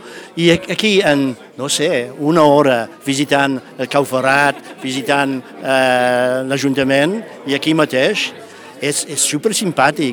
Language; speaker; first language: Catalan; non-native, fluent; English